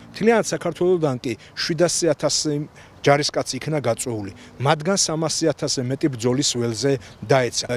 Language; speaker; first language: Georgian; native; Georgian